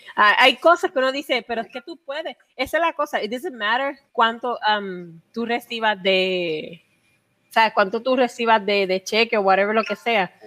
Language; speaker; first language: Spanish; native; Spanish